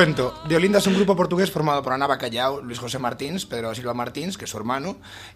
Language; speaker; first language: Spanish; native; Spanish